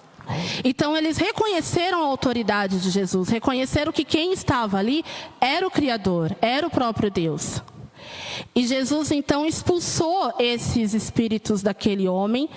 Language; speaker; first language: Portuguese; native; Portuguese